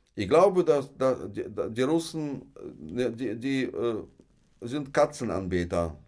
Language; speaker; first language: German; non-native, fluent; Russian